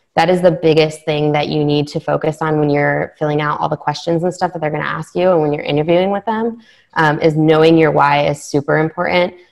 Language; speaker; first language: English; native; English